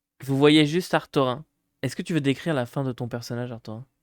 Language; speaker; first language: French; native; French